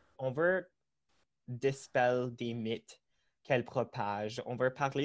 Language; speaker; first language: French; non-native, local second language; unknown